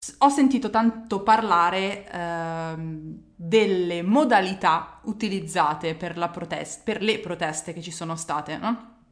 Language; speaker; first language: Italian; native; Italian